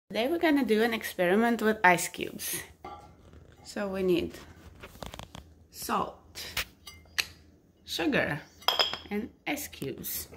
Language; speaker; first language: English; non-native, fluent; Russian